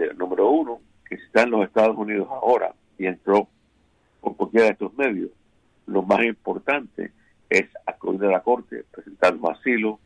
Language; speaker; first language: Spanish; native; Spanish